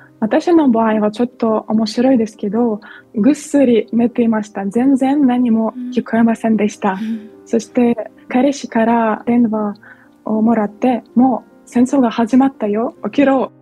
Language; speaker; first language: Japanese; non-native, fluent; Ukrainian